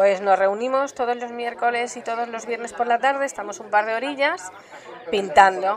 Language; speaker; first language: Spanish; native; Spanish